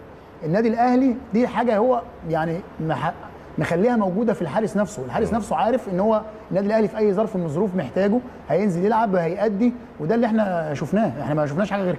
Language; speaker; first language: Arabic; native; Arabic